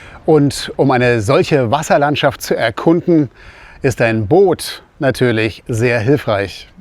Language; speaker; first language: German; native; German